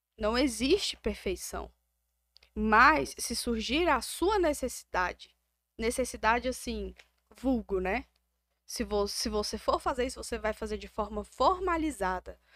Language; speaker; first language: Portuguese; native; Portuguese